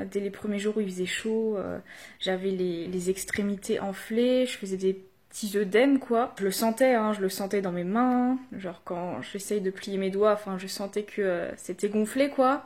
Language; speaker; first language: French; native; French